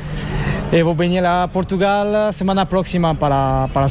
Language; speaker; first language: Spanish; non-native, learner; French